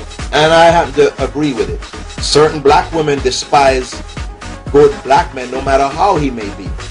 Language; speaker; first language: English; native; English